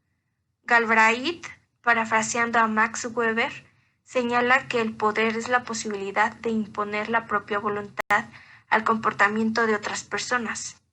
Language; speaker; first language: Spanish; native; Spanish